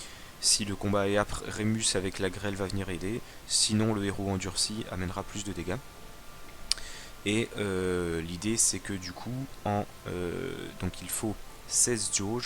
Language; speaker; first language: French; native; French